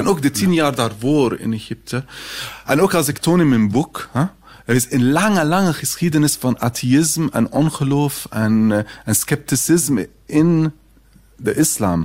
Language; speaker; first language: Dutch; non-native, fluent; Arabic